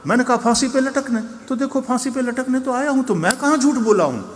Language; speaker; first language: Hindi; non-native, local second language; Gujarati